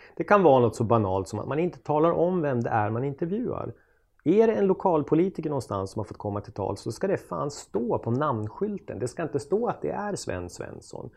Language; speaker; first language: Swedish; native; Swedish